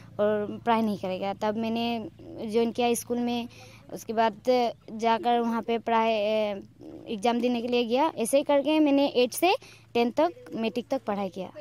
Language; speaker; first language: Hindi; non-native, local second language; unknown